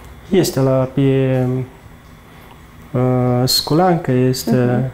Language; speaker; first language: Romanian; non-native, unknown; Arabic